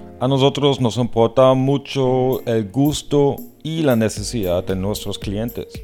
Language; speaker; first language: Spanish; non-native, fluent; German